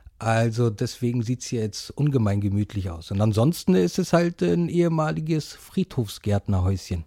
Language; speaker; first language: German; native; German